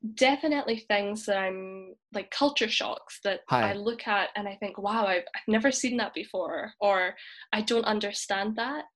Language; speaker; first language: English; native; English